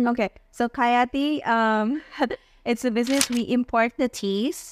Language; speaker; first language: English; non-native, fluent; Indonesian